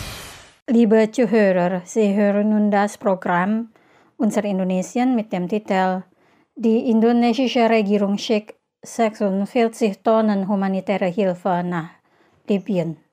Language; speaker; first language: German; non-native, fluent; Indonesian